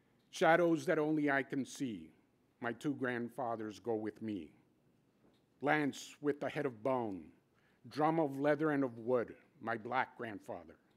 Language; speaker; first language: English; native; English